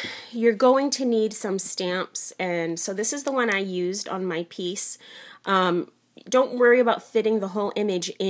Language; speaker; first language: English; native; English